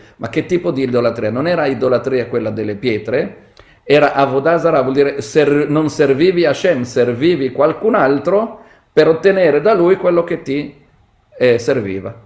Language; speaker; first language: Italian; non-native, fluent; Hebrew